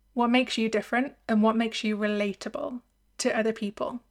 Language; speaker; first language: English; native; English